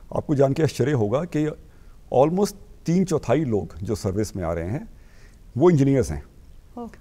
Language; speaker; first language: Hindi; native; Hindi